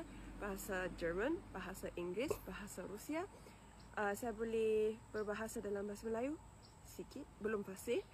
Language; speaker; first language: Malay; non-native, learner; German